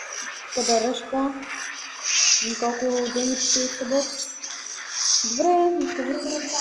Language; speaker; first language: Bulgarian; native; Bulgarian